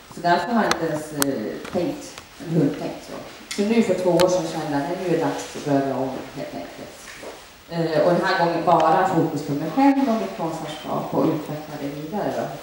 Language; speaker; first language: Swedish; early bilingual, other home language; Finnish